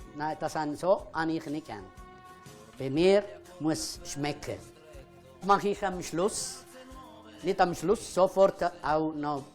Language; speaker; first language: German; non-native, fluent; Italian